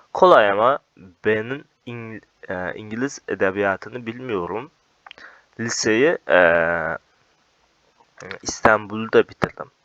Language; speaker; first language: Turkish; non-native, fluent; Uzbek